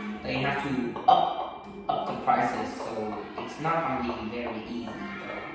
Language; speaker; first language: English; non-native, learner; Vietnamese